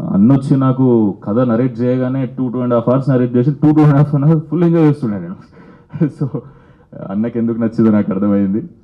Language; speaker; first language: Telugu; native; Telugu